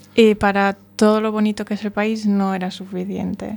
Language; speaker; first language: Spanish; non-native, fluent; German